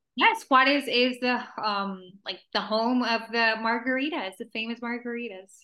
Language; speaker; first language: English; early bilingual, other home language; Spanish